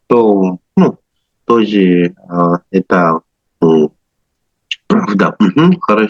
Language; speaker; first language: Russian; non-native, learner; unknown